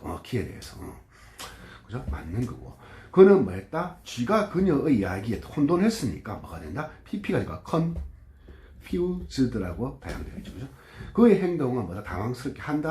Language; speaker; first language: Korean; native; Korean